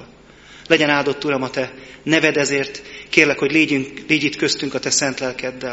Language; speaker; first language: Hungarian; native; Hungarian